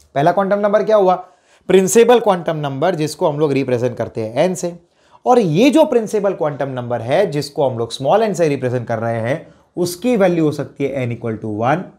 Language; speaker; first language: Hindi; non-native, local second language; Gujarati